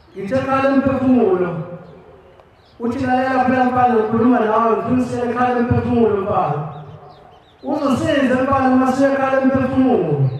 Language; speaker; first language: Zulu; native; Zulu